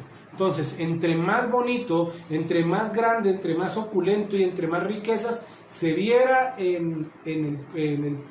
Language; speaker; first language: Spanish; native; Spanish